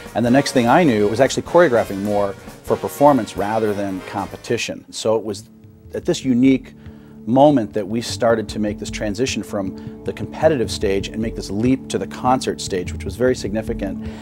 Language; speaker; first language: English; native; English